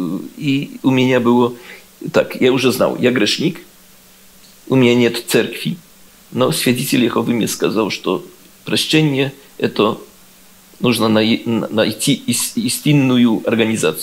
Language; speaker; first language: Russian; non-native, learner; Polish